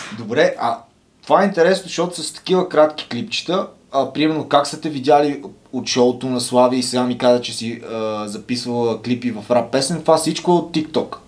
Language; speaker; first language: Bulgarian; native; Bulgarian